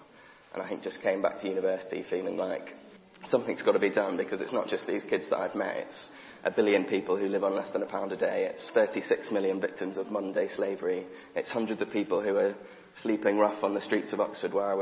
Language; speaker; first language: English; native; English